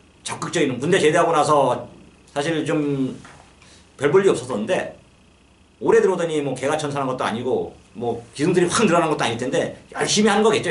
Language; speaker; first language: Korean; native; Korean